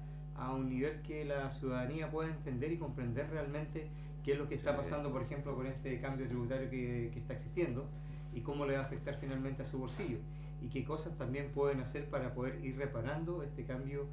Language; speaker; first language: Spanish; native; Spanish